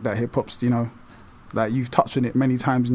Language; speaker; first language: English; native; English